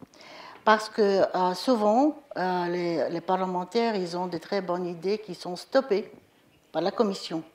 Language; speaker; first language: French; non-native, fluent; Bulgarian